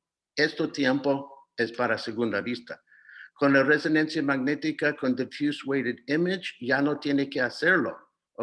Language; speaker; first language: Spanish; non-native, fluent; English